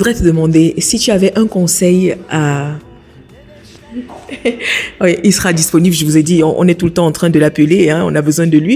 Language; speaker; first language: French; native; French